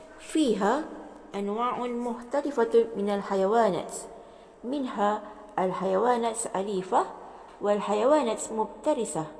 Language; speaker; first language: Arabic; non-native, fluent; Malay